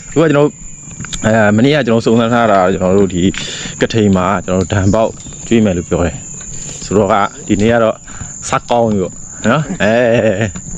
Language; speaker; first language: Burmese; native; Burmese